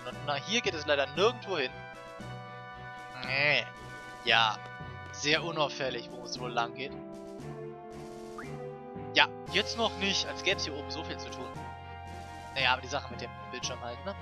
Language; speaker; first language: German; native; German